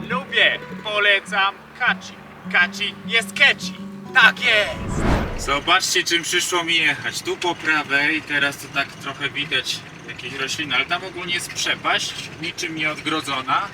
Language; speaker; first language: Polish; native; Polish